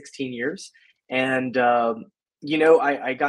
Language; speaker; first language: English; native; English